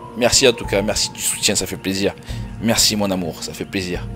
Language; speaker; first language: French; native; French